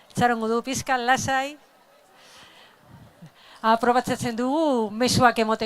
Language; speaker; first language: Basque; native; Basque